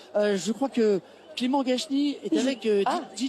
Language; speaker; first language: French; native; French